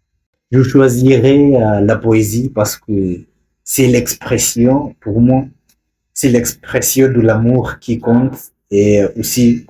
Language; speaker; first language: French; non-native, learner; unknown